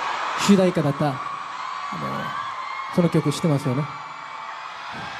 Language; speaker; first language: Japanese; non-native, fluent; Korean